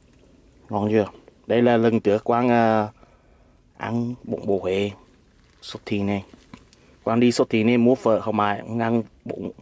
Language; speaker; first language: Vietnamese; early bilingual, heritage; Vietnamese